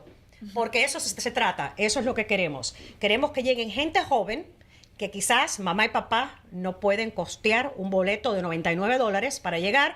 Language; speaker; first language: Spanish; native; Spanish